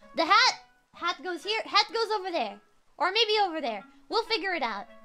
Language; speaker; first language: English; non-native, fluent; Spanish